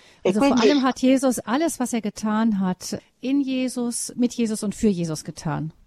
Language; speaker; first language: German; native; German